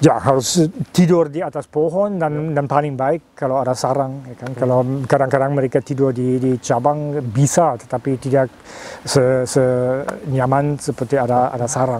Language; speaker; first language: Indonesian; non-native, fluent; German